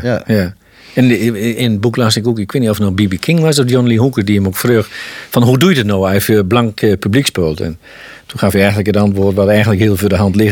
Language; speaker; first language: Dutch; native; Dutch